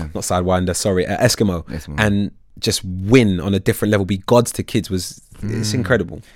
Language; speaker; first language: English; native; English